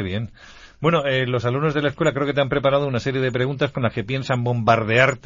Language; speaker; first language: Spanish; native; Spanish